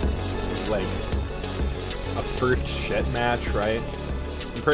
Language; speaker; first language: English; native; English